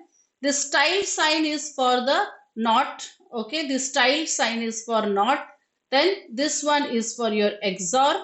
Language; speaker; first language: English; non-native, local second language; Hindi